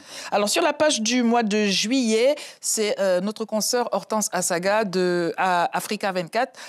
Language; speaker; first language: French; native; French